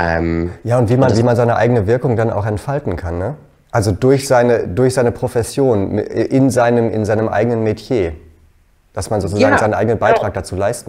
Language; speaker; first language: German; native; German